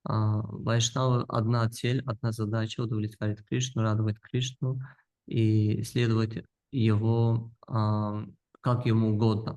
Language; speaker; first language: Russian; non-native, fluent; Georgian